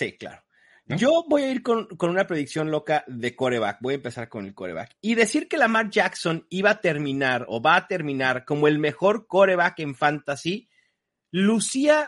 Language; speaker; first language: Spanish; native; Spanish